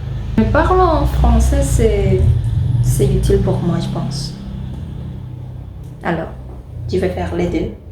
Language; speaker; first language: French; non-native, learner; Indonesian